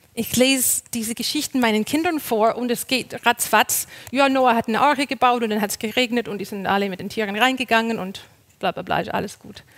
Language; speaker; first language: German; non-native, fluent; English